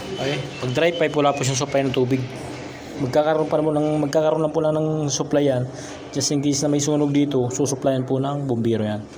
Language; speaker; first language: Filipino; native; Filipino